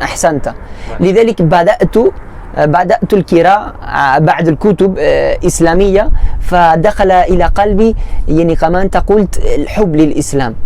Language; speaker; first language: Arabic; non-native, learner; Spanish